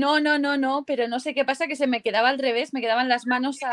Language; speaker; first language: Spanish; native; Spanish